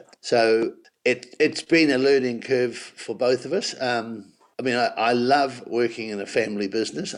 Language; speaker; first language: English; native; English